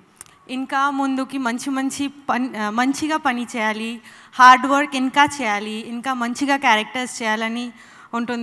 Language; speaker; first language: Telugu; non-native, local second language; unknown